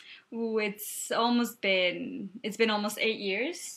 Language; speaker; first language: English; non-native, fluent; Hungarian